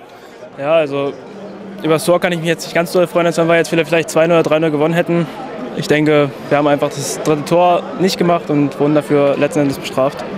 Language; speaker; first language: German; native; German